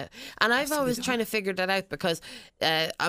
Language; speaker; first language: English; native; English